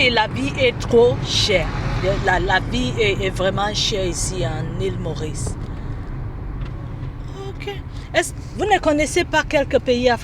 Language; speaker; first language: French; non-native, fluent; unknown